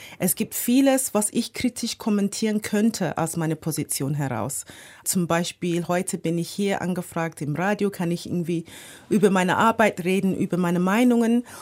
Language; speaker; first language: German; non-native, fluent; English